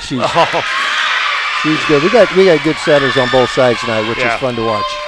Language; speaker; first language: English; native; English